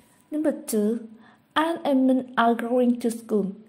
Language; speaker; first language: English; non-native, fluent; Vietnamese